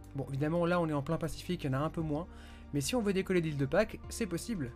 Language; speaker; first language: French; native; French